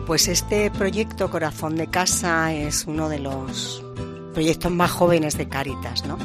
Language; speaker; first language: Spanish; native; Spanish